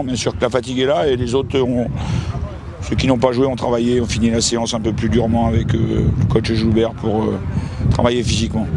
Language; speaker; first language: French; native; French